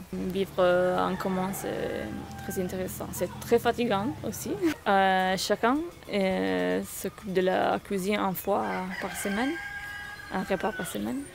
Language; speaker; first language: French; non-native, fluent; Italian